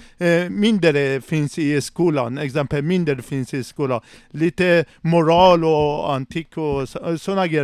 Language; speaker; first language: Swedish; non-native, learner; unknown